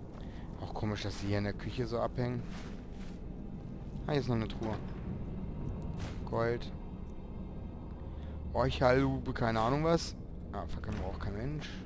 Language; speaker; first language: German; native; German